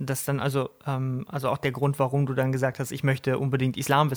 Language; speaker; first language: German; native; German